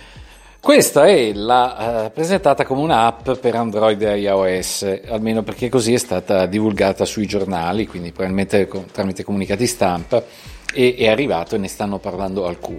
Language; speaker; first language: Italian; native; Italian